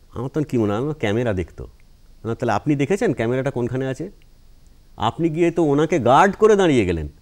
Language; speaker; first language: Bangla; native; Bangla